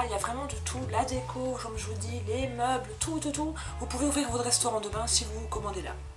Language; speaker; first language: French; native; French